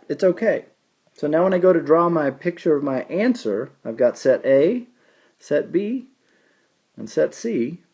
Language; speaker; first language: English; native; English